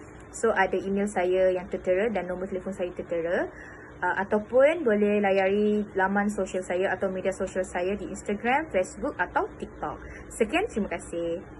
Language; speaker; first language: Malay; native; Malay